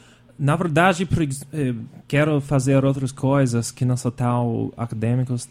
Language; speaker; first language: Portuguese; non-native, fluent; English